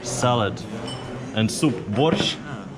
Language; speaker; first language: English; non-native, fluent; Russian